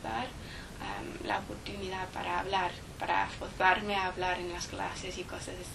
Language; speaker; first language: Spanish; non-native, learner; English